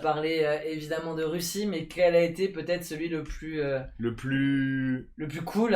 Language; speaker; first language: French; native; French